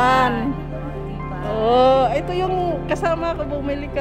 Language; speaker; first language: Filipino; native; Filipino